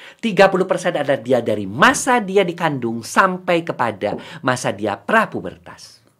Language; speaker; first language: Indonesian; native; Indonesian